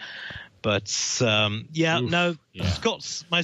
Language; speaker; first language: English; native; English